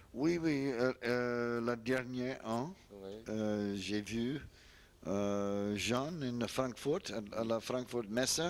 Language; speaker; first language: French; non-native, learner; English